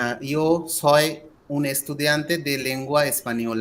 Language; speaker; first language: Spanish; non-native, learner; Bangla